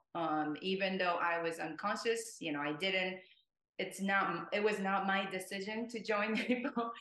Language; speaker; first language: English; non-native, fluent; Japanese